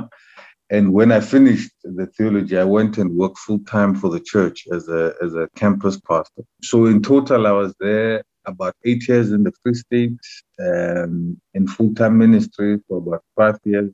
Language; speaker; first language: English; non-native, local second language; Xhosa